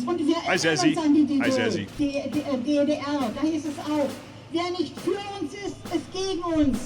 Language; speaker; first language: German; native; German